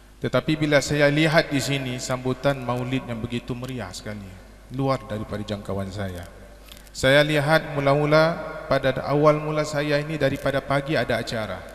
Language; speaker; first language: Malay; native; Malay